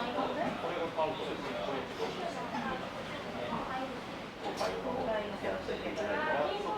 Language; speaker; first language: Japanese; native; Japanese